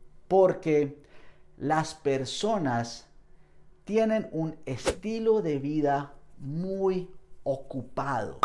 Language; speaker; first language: Spanish; non-native, fluent; English